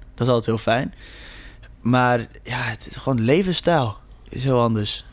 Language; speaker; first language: Dutch; early bilingual, heritage; Dutch